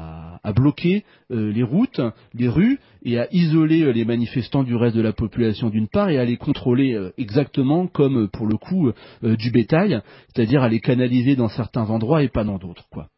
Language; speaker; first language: French; native; French